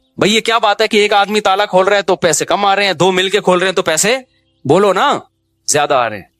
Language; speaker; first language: Urdu; native; Urdu